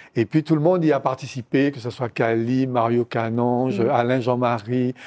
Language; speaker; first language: French; native; French